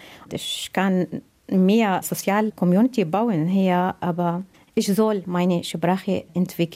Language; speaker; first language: German; non-native, learner; Arabic